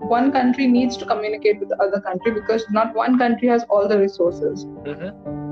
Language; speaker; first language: English; non-native, local second language; Hindi